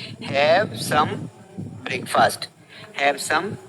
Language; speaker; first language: Hindi; native; Hindi